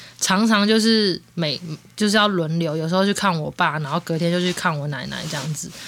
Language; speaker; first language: Chinese; native; Chinese